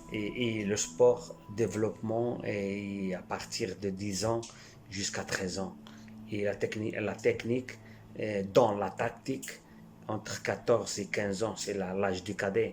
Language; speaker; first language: French; non-native, fluent; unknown